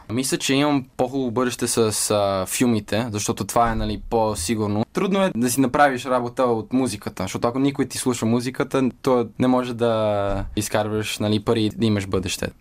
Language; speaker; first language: Bulgarian; early bilingual, heritage; Bulgarian